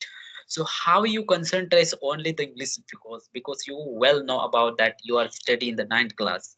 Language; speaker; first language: English; non-native, learner; Hindi